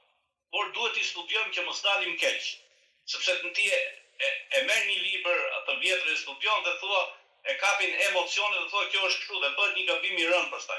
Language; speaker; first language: Albanian; native; Albanian